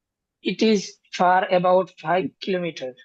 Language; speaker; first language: English; non-native, learner; Bangla